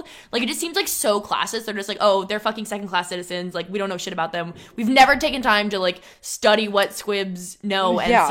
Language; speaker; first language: English; native; English